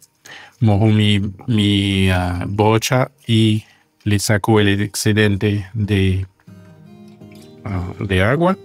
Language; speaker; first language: Spanish; non-native, fluent; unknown